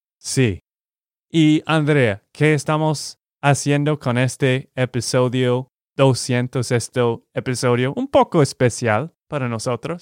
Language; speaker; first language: Spanish; non-native, fluent; English